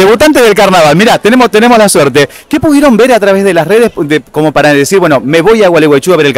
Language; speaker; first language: Spanish; native; Spanish